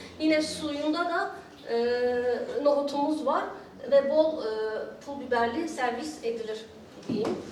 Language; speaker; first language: Turkish; native; Turkish